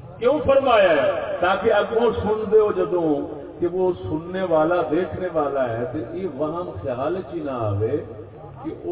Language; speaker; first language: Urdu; non-native, local second language; Punjabi